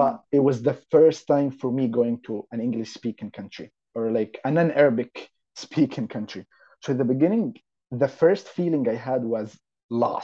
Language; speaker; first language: English; non-native, fluent; Arabic